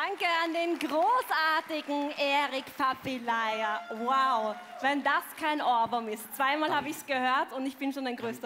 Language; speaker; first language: German; native; German